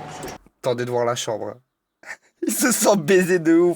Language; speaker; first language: French; native; French